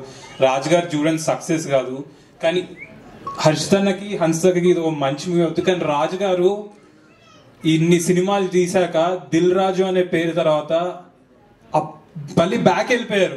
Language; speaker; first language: Telugu; native; Telugu